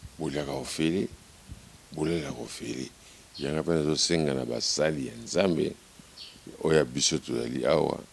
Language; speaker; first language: Lingala; non-native, local second language; Kituba (Democratic Republic of Congo)